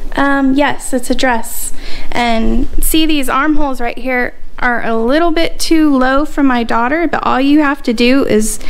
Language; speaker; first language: English; native; English